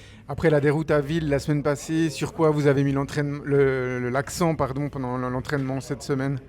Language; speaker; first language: French; native; French